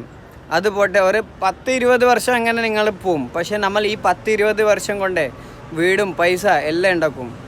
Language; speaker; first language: Malayalam; non-native, local second language; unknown